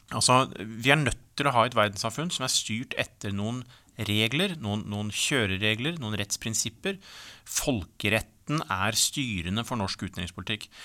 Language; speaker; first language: Norwegian; native; Norwegian